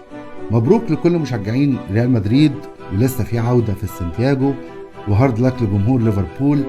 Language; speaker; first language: Arabic; native; Arabic